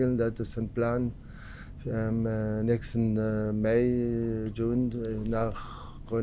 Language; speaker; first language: German; non-native, learner; French